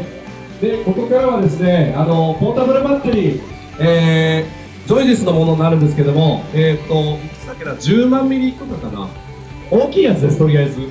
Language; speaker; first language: Japanese; native; Japanese